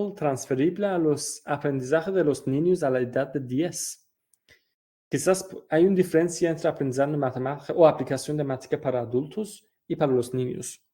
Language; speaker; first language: Spanish; non-native, fluent; Persian